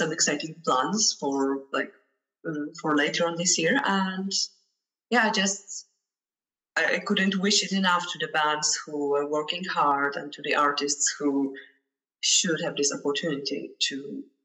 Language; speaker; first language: English; non-native, fluent; Polish